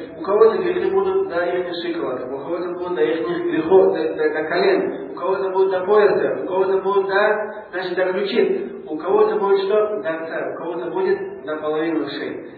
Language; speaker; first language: Russian; non-native, local second language; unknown